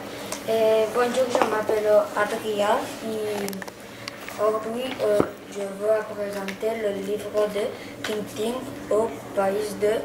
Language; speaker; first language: French; non-native, learner; Catalan